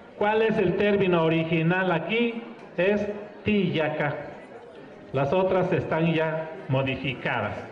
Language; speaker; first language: Spanish; non-native, local second language; Mixtepec Mixtec